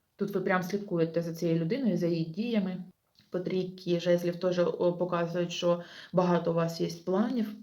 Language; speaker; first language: Ukrainian; non-native, local second language; Russian